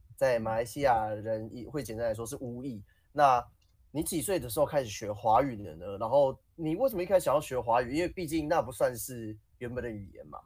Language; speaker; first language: Chinese; native; Chinese